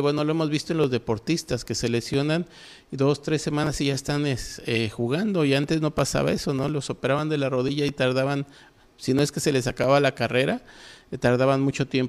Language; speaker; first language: Spanish; native; Spanish